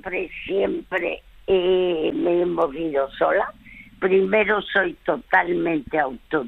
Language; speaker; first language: Spanish; early bilingual, other home language; French